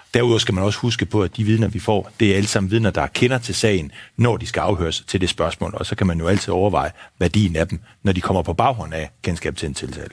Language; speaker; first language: Danish; native; Danish